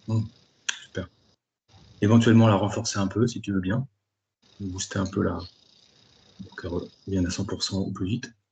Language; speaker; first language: French; native; French